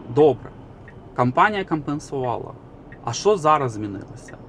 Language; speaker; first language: Ukrainian; non-native, local second language; Russian